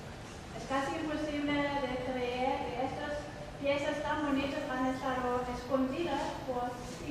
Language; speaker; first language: Spanish; non-native, fluent; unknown